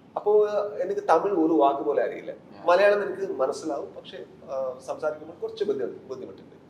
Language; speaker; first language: Malayalam; non-native, learner; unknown